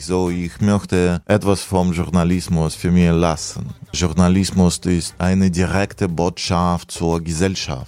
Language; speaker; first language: German; non-native, fluent; Russian